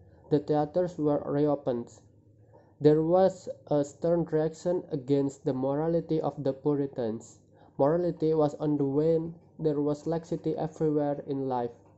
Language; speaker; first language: English; non-native, fluent; Indonesian